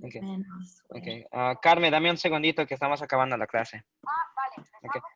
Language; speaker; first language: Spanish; early bilingual, heritage; Spanish